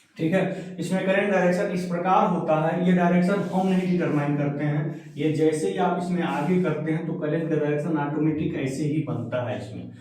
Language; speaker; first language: Hindi; native; Hindi